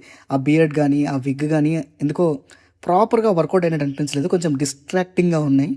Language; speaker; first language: Telugu; native; Telugu